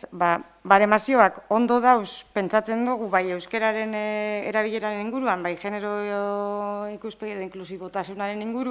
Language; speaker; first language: Basque; native; Basque